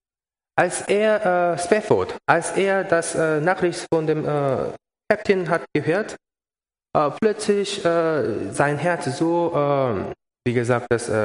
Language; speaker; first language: German; non-native, learner; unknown